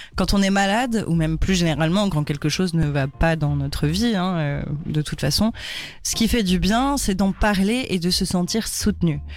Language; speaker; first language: French; native; French